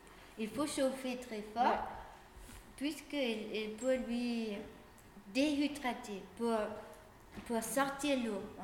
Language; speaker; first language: French; non-native, fluent; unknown